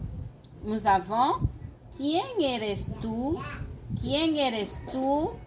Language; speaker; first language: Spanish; non-native, fluent; French